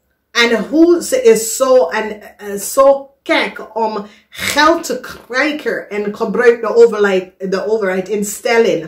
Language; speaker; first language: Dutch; non-native, learner; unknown